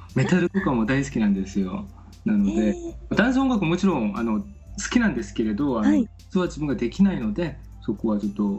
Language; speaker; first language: Japanese; non-native, fluent; Korean